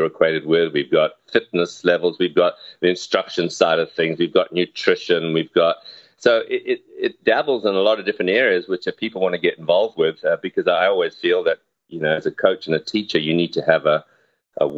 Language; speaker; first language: English; native; English